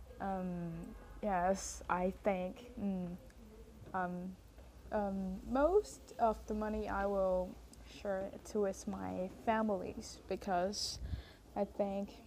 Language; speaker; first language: English; non-native, learner; Chinese